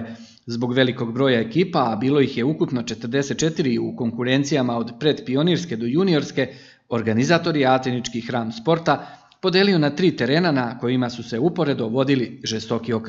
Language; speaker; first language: Serbian; native; Serbian